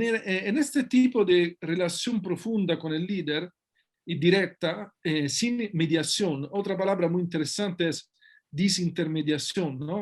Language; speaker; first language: Spanish; non-native, fluent; Italian